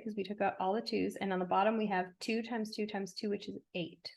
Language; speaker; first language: English; native; English